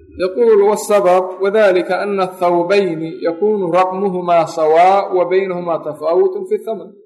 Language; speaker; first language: Arabic; non-native, local second language; Somali